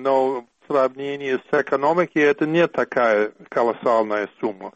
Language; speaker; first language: Russian; non-native, fluent; English